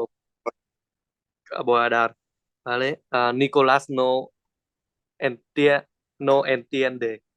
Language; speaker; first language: Spanish; non-native, learner; Vietnamese